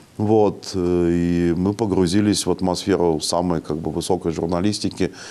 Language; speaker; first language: Russian; native; Russian